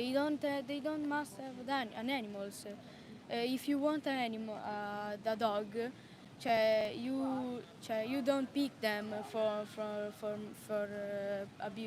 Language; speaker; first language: English; non-native, learner; Italian